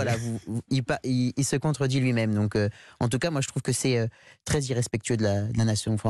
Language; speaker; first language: French; native; French